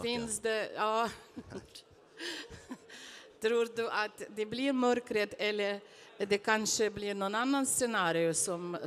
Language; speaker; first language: Swedish; non-native, fluent; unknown